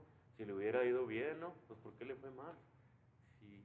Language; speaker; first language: Spanish; native; Spanish